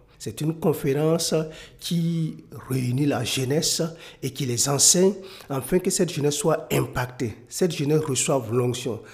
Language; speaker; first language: French; non-native, local second language; Mossi